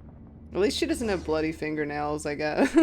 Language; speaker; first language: English; native; English